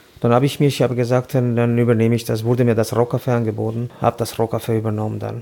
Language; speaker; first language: German; non-native, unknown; Albanian